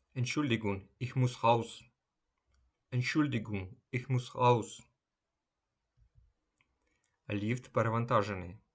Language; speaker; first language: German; non-native, fluent; Ukrainian